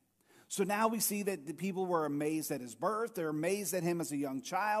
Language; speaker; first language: English; native; English